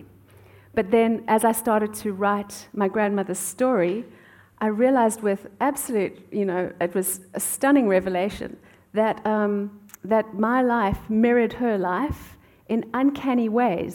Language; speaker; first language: English; native; English